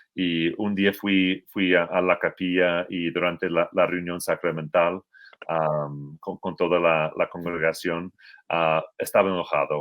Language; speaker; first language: Spanish; non-native, fluent; English